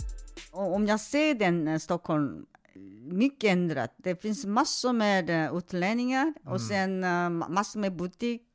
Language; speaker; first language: Swedish; non-native, fluent; Korean